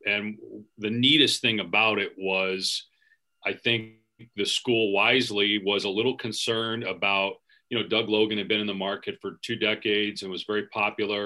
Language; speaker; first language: English; native; English